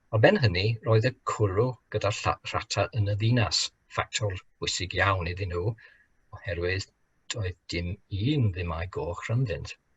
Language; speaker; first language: Welsh; non-native, fluent; English